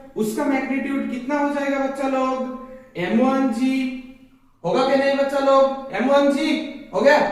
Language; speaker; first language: Hindi; native; Hindi